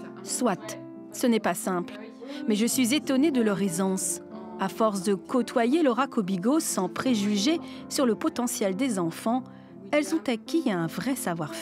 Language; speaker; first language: French; native; French